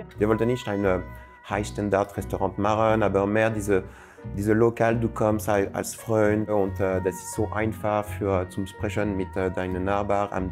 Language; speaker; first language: German; non-native, fluent; French